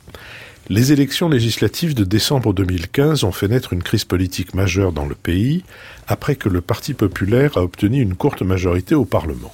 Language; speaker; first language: French; native; French